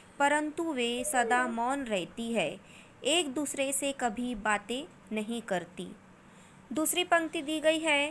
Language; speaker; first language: Hindi; non-native, local second language; Marathi